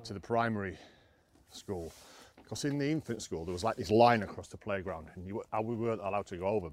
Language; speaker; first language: English; native; English